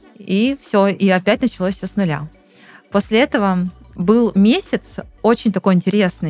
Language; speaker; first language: Russian; native; Russian